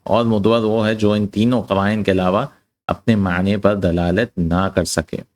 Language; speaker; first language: Urdu; native; Urdu